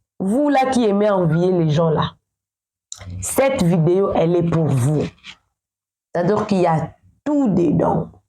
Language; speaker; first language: French; non-native, local second language; Lingala